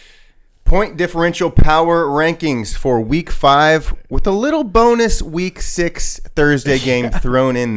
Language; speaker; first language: English; native; English